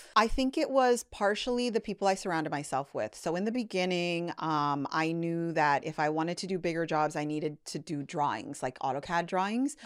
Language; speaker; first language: English; native; English